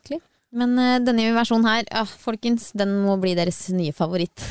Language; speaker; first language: Norwegian; native; Norwegian